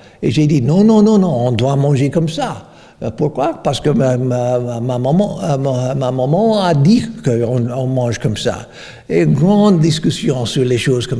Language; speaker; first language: French; non-native, fluent; English